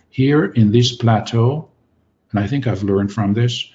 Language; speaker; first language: English; non-native, fluent; Hungarian